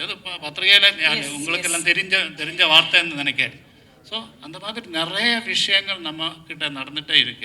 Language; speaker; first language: Tamil; non-native, learner; Malayalam